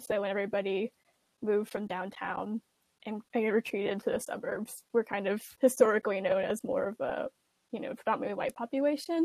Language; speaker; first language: English; native; English